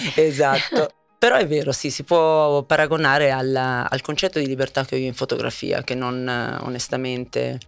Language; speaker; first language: Italian; native; Italian